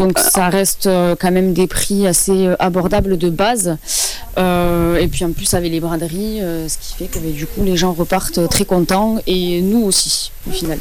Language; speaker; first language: French; native; French